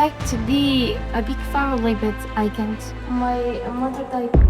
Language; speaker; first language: English; non-native, learner; Hazaragi